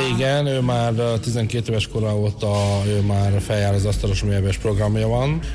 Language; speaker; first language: Hungarian; non-native, local second language; Romany